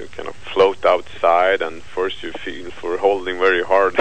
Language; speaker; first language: English; non-native, fluent; Swedish